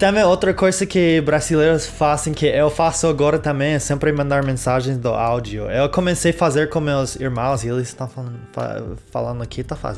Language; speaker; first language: Portuguese; non-native, fluent; English